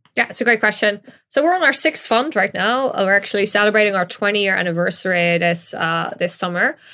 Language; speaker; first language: English; non-native, fluent; Dutch